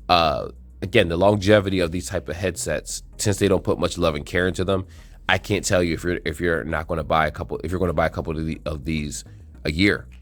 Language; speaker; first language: English; native; English